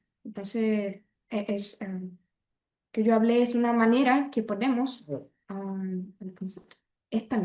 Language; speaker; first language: Spanish; non-native, learner; Portuguese